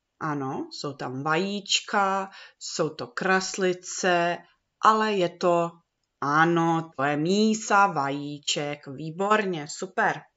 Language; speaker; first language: Czech; early bilingual, heritage; Czech